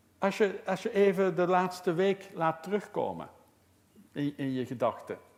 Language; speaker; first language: Dutch; native; Dutch